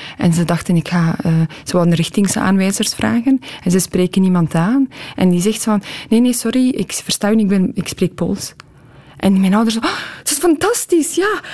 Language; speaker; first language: Dutch; early bilingual, other home language; Polish